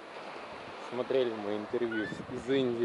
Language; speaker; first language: Russian; native; Russian